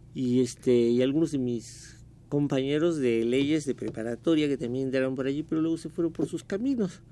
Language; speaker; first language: Spanish; native; Spanish